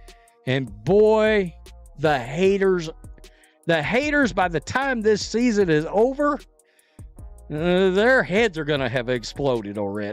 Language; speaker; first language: English; native; English